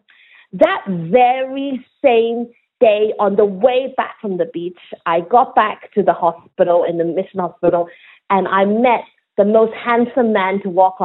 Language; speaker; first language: English; non-native, local second language; Cantonese